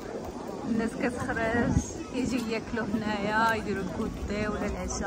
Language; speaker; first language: Arabic; native; Arabic